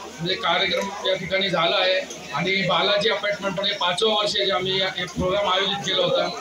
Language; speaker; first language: Marathi; non-native, local second language; Urdu